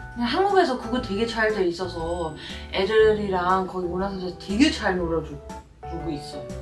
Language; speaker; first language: Korean; non-native, fluent; German